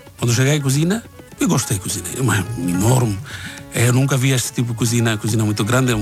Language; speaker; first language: Portuguese; non-native, learner; Bangla